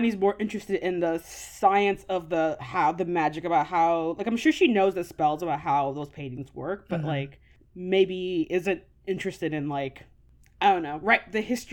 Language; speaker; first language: English; native; English